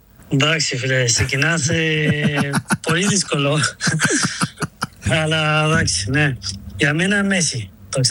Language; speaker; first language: Greek; non-native, learner; Spanish